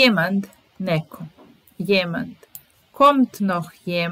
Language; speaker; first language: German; non-native, fluent; Serbian